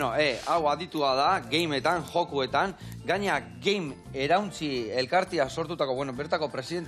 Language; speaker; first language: Basque; native; Basque